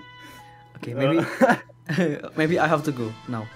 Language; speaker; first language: English; non-native, learner; Indonesian